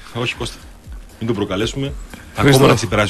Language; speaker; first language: Greek; native; Greek